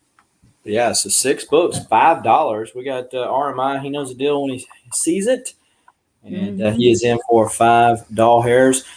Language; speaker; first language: English; native; English